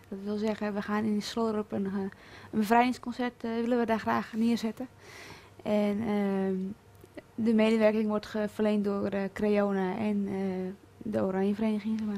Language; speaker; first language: Dutch; native; Dutch